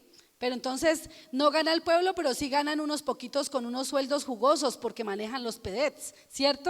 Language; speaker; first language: Spanish; native; Spanish